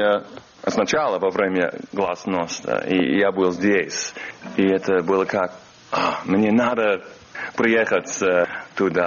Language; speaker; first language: Russian; non-native, learner; English